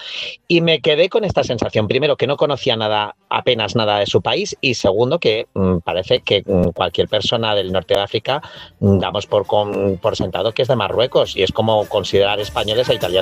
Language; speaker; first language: Spanish; native; Spanish